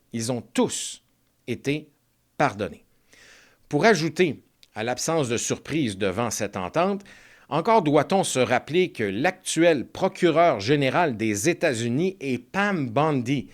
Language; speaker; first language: French; native; French